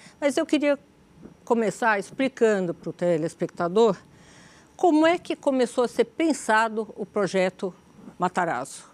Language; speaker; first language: Portuguese; native; Portuguese